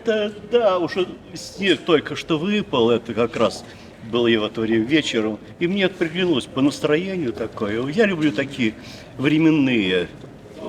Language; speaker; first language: Russian; native; Russian